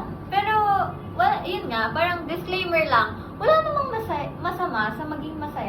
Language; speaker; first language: Filipino; native; Filipino